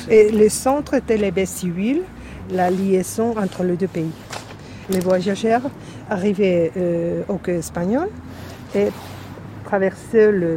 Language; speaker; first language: French; non-native, fluent; Spanish